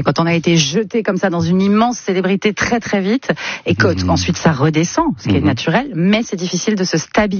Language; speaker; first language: French; native; French